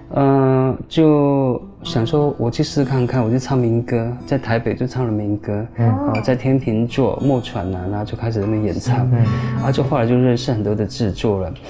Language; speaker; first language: Chinese; non-native, local second language; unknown